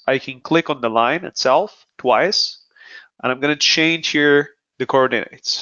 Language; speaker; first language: English; non-native, fluent; Hebrew